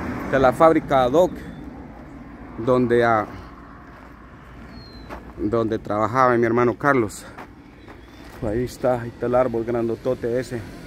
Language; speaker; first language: Spanish; native; Spanish